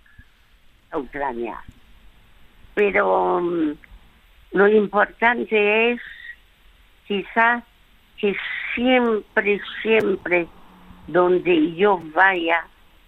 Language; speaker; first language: Spanish; early bilingual, other home language; French